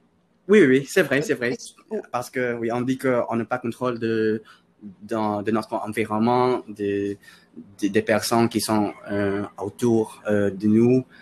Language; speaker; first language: French; non-native, fluent; Filipino